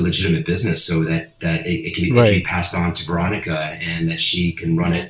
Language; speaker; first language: English; non-native, fluent; Italian